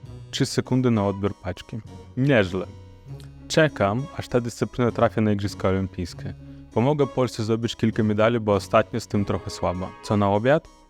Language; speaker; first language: Polish; non-native, fluent; Romanian